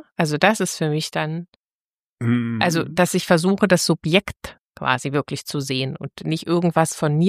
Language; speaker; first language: German; native; German